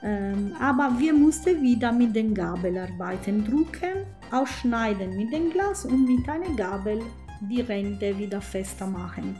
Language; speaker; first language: German; non-native, fluent; Italian